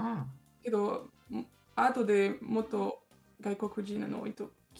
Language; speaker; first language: Japanese; non-native, learner; French